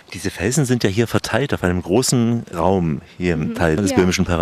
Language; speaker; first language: German; native; German